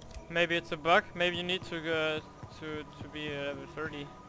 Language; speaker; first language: English; non-native, learner; German